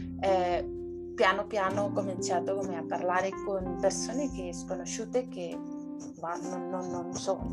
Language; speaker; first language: Italian; non-native, learner; Spanish